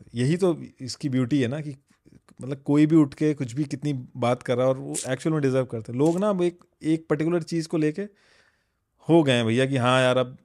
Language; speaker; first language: Hindi; native; Hindi